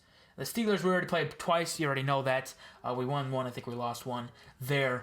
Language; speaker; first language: English; native; English